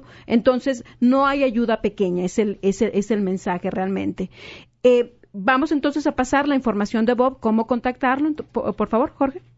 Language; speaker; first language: Spanish; native; Spanish